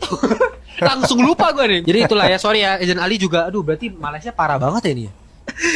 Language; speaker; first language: Indonesian; native; Indonesian